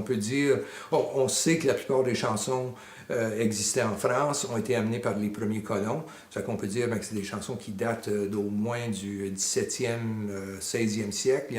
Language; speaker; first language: French; native; French